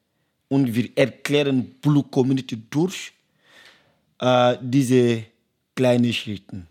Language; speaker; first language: German; non-native, learner; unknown